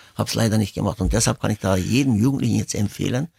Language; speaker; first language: German; early bilingual, other home language; Turkish